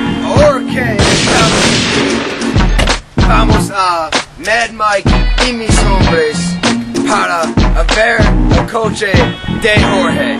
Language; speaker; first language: Spanish; non-native, learner; English